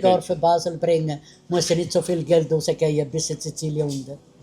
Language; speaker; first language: German; non-native, learner; Italian